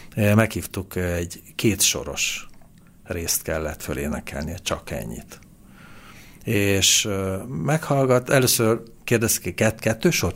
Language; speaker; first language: Hungarian; native; Hungarian